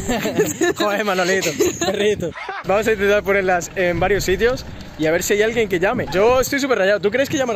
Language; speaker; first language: Spanish; native; Spanish